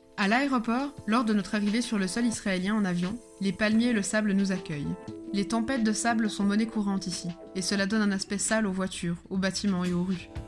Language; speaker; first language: French; early bilingual, other home language; Hebrew